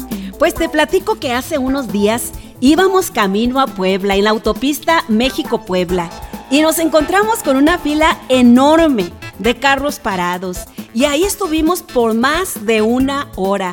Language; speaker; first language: Spanish; native; Spanish